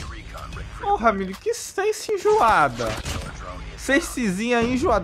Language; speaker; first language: Portuguese; native; Portuguese